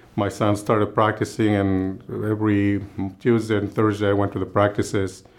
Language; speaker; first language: English; non-native, fluent; Spanish